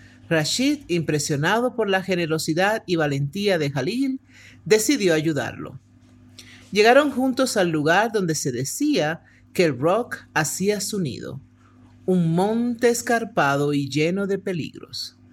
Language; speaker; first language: Spanish; native; Spanish